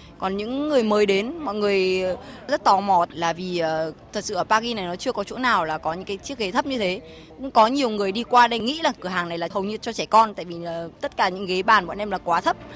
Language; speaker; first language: Vietnamese; native; Vietnamese